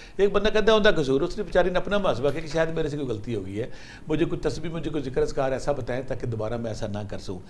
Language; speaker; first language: Urdu; non-native, local second language; Punjabi